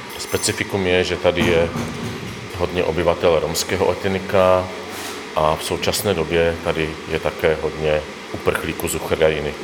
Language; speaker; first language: Czech; native; Czech